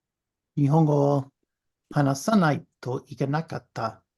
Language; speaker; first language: Japanese; non-native, learner; English